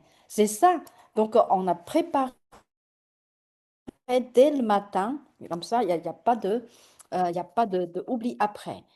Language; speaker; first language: French; non-native, fluent; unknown